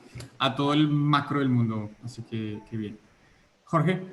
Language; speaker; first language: Spanish; native; Spanish